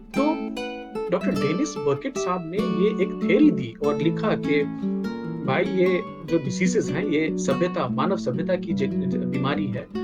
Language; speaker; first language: Hindi; native; Hindi